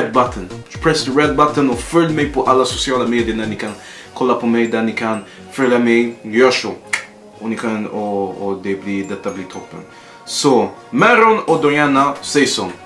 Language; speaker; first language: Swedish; early bilingual, other home language; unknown